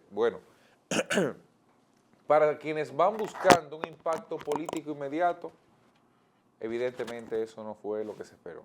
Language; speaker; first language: Spanish; native; Spanish